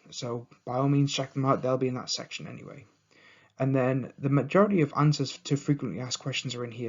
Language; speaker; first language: English; native; English